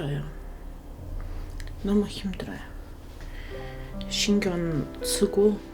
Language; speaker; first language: Korean; non-native, learner; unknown